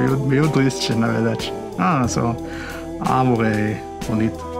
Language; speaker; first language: Portuguese; non-native, fluent; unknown